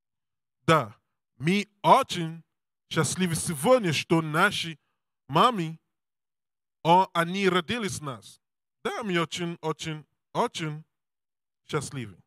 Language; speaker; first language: Russian; non-native, learner; English